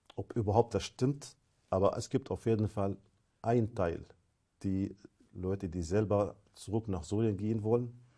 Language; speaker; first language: German; non-native, fluent; Arabic